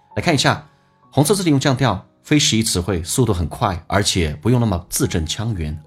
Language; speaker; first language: Chinese; native; Chinese